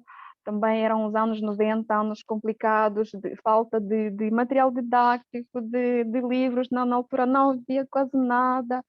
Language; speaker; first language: Portuguese; non-native, fluent; Romanian